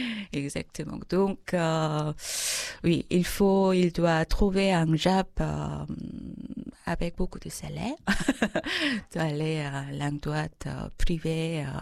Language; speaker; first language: French; non-native, fluent; Korean